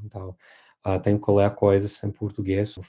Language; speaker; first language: Portuguese; non-native, fluent; English